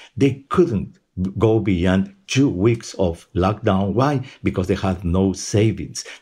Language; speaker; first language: English; non-native, fluent; Spanish